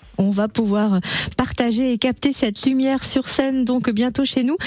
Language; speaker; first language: French; native; French